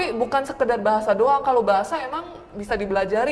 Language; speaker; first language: Indonesian; early bilingual, other home language; Korean